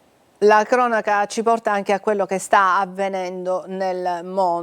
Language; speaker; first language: Italian; native; Italian